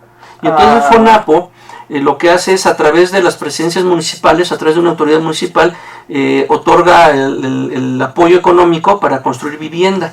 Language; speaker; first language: Spanish; native; Spanish